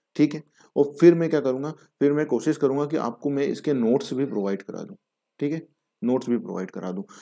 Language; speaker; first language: Hindi; native; Hindi